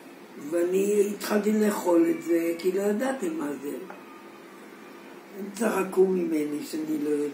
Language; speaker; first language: Hebrew; non-native, fluent; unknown